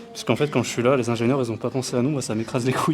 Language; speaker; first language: French; native; French